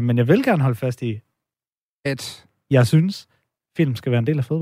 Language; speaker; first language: Danish; native; Danish